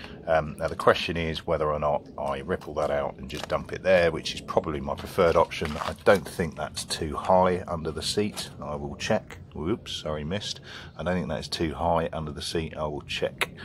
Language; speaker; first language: English; native; English